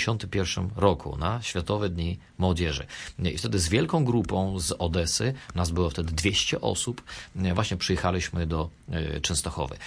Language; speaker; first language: Polish; non-native, fluent; Russian